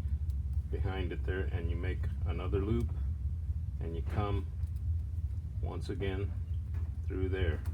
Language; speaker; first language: English; native; English